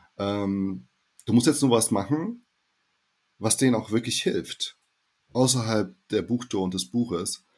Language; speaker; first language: German; early bilingual, heritage; German